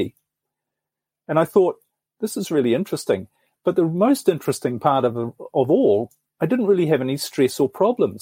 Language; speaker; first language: English; native; English